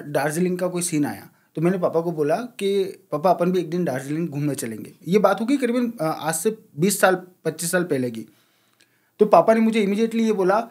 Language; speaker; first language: Hindi; native; Hindi